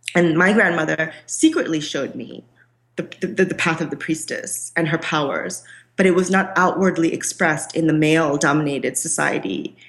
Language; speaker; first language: English; non-native, local second language; Bangla